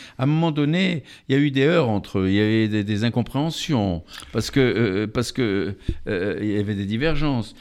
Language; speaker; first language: French; native; French